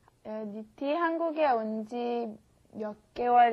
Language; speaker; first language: Korean; non-native, learner; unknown